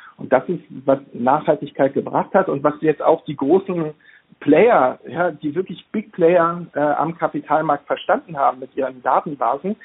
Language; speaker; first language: German; native; German